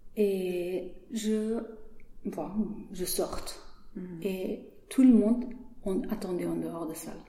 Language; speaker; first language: French; non-native, learner; Persian